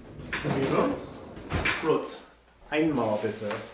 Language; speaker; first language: German; non-native, learner; English